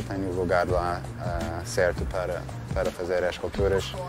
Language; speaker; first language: Portuguese; non-native, fluent; English